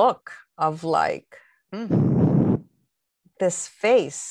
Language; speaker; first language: English; native; English